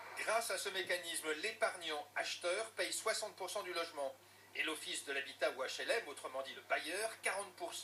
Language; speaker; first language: French; native; French